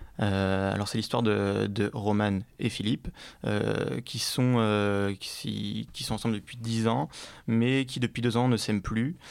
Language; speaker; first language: French; native; French